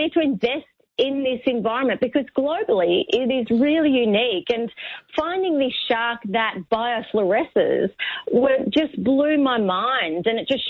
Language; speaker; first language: English; native; English